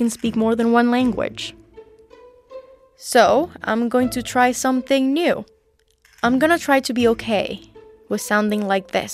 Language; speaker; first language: English; non-native, fluent; Spanish